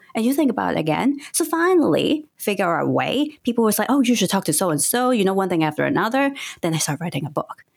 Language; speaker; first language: English; non-native, local second language; Cantonese